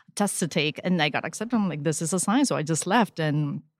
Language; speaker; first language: English; early bilingual, other home language; Spanish